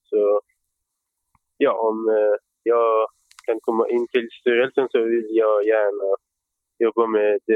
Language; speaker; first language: Swedish; non-native, fluent; Persian